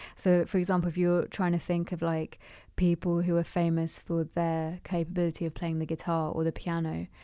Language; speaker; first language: English; native; English